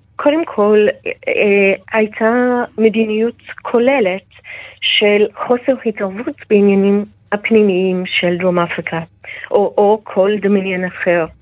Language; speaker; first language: Hebrew; non-native, fluent; English